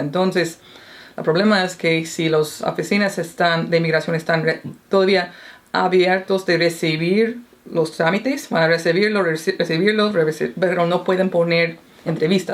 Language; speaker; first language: Spanish; non-native, fluent; English